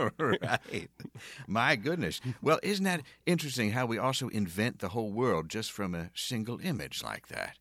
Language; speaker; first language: English; native; English